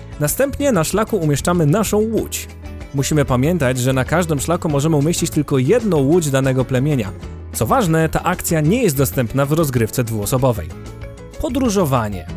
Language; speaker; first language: Polish; native; Polish